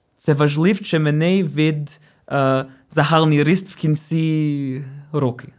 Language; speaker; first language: Ukrainian; non-native, fluent; English